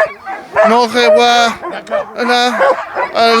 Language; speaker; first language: French; non-native, learner; Spanish